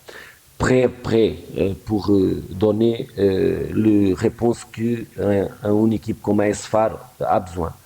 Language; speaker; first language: French; non-native, fluent; Portuguese